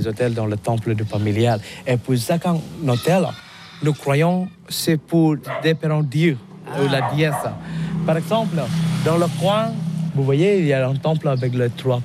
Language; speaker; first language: French; non-native, learner; Balinese